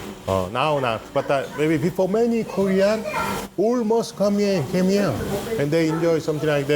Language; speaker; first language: English; non-native, learner; Korean